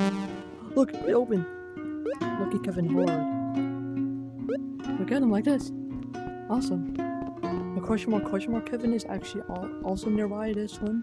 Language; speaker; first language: English; non-native, fluent; Dutch